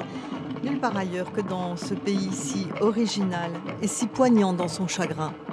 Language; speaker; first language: French; native; French